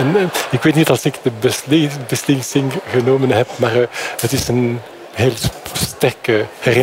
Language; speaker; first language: Dutch; non-native, fluent; French